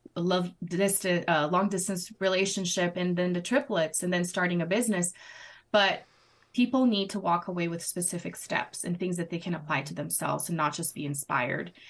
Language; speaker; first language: English; non-native, fluent; Portuguese